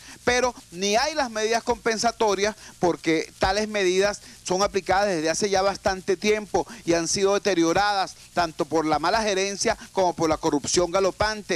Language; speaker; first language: Spanish; native; Spanish